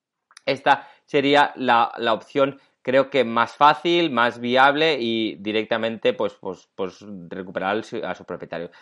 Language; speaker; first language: Spanish; native; Spanish